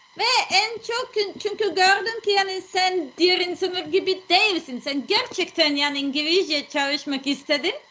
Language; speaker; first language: Turkish; non-native, learner; Serbian